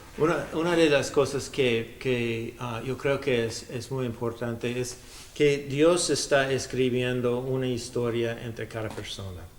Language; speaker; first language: Spanish; non-native, learner; English